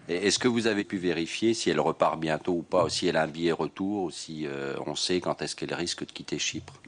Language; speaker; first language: French; native; French